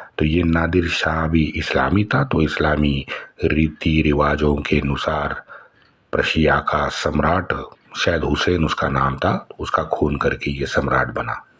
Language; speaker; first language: Hindi; non-native, local second language; Marathi